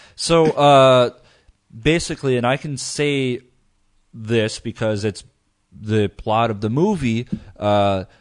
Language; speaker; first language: English; native; English